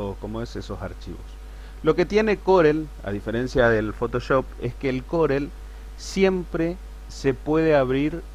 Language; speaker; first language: Spanish; native; Spanish